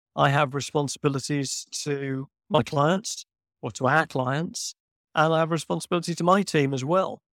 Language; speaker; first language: English; native; English